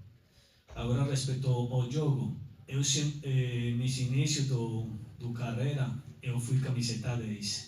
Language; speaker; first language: Portuguese; non-native, learner; Spanish